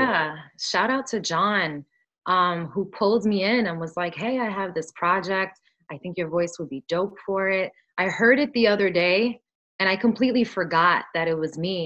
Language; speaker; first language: English; early bilingual, other home language; Spanish